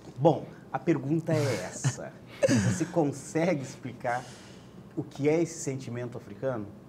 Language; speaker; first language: Portuguese; native; Portuguese